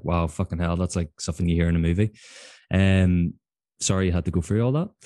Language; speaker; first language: English; native; English